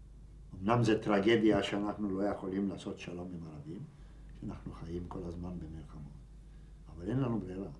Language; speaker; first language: Hebrew; non-native, fluent; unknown